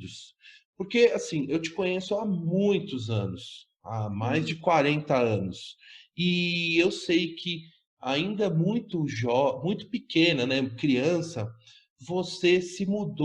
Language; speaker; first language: Portuguese; native; Portuguese